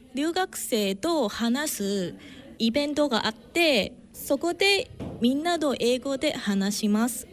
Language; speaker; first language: Japanese; non-native, fluent; Cantonese